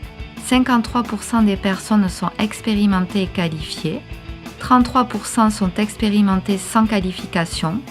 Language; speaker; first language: French; native; French